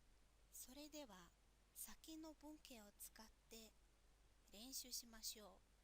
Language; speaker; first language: Japanese; non-native, fluent; Mongolian